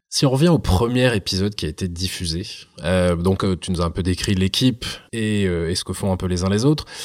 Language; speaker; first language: French; early bilingual, other home language; Turkish